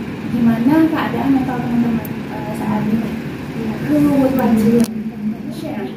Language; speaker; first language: English; non-native, fluent; Indonesian